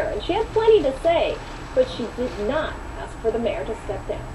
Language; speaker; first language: English; native; English